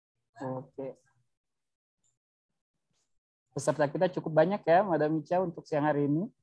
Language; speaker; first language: Indonesian; native; Indonesian